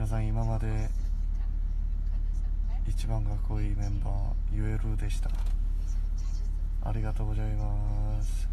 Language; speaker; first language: Japanese; non-native, learner; Korean